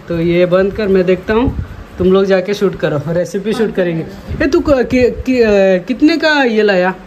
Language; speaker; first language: Hindi; non-native, local second language; Konkani